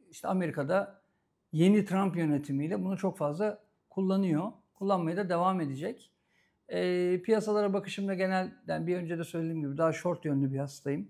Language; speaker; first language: Turkish; native; Turkish